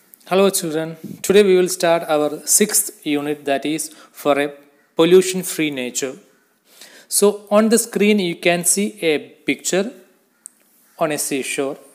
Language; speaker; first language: English; non-native, local second language; Malayalam